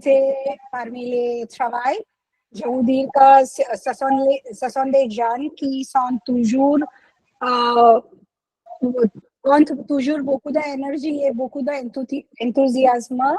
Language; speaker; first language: French; non-native, learner; Hindi